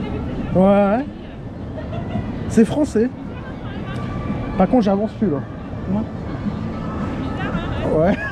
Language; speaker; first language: French; native; French